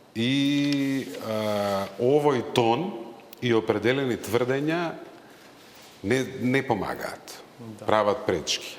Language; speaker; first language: Macedonian; native; Macedonian